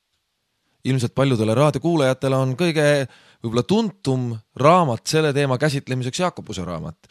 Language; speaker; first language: Estonian; native; Estonian